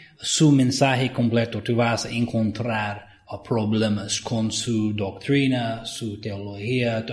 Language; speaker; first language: Spanish; non-native, fluent; English